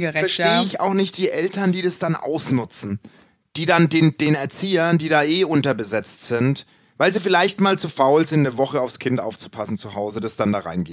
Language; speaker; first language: German; native; German